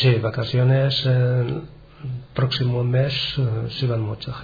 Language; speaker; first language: Spanish; non-native, learner; Arabic